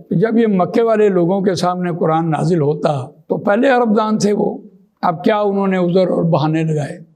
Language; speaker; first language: Urdu; non-native, local second language; Punjabi